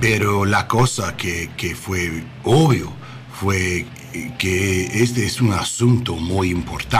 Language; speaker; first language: Spanish; non-native, learner; English